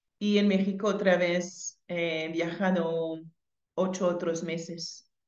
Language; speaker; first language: Spanish; non-native, fluent; French